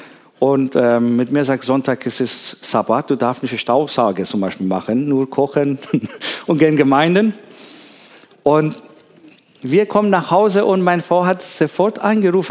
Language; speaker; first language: German; non-native, learner; Persian